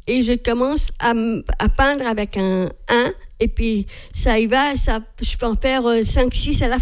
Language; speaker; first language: French; native; French